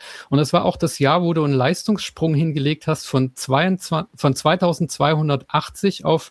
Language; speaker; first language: German; native; German